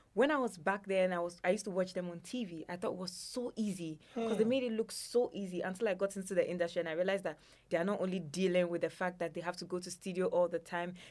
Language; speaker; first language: English; non-native, local second language; Ewe